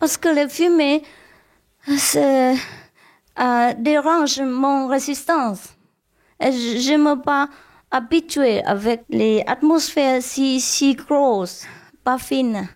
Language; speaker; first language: French; non-native, learner; Chinese